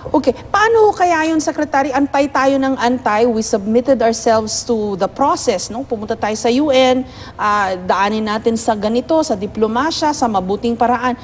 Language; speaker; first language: Filipino; native; Filipino